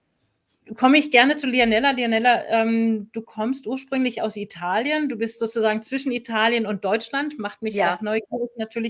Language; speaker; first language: German; native; German